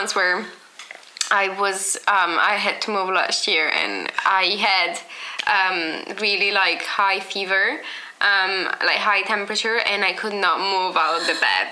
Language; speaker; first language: English; non-native, fluent; Italian